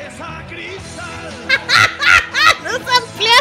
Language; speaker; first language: Spanish; native; Spanish